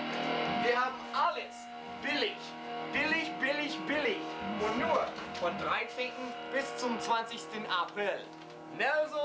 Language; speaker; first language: German; non-native, learner; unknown